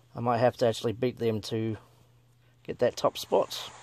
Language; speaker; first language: English; native; English